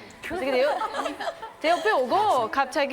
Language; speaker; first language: Korean; non-native, fluent; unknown